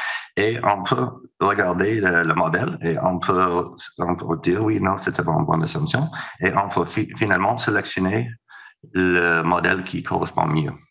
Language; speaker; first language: French; non-native, fluent; English